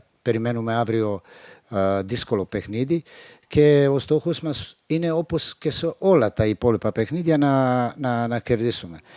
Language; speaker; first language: Greek; non-native, fluent; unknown